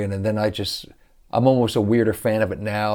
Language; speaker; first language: English; native; English